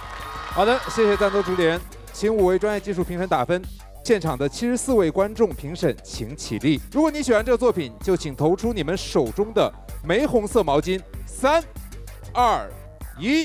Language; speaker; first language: Chinese; native; Chinese